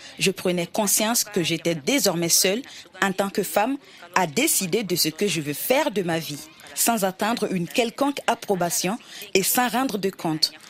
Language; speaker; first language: French; non-native, local second language; Dyula